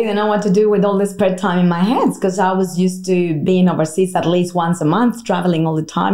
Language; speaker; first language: English; non-native, fluent; Spanish